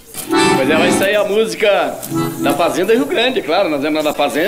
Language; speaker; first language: Portuguese; native; Portuguese